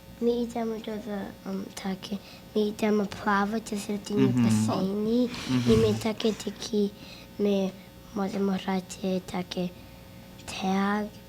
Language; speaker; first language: Ukrainian; early bilingual, heritage; Ukrainian